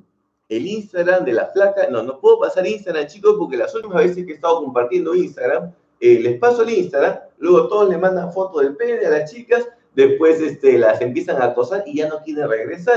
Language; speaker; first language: Spanish; native; Spanish